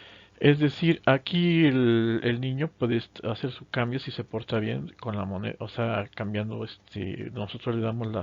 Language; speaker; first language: Spanish; native; Spanish